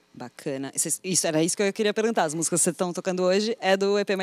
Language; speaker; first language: Portuguese; native; Portuguese